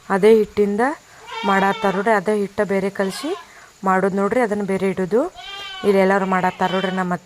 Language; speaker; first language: Kannada; non-native, local second language; Lambadi